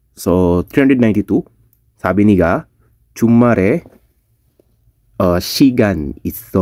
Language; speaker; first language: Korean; non-native, fluent; Filipino